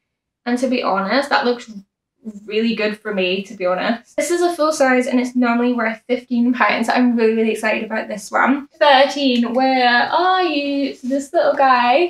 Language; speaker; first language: English; native; English